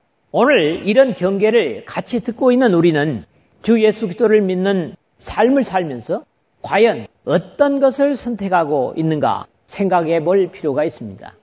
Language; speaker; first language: Korean; native; Korean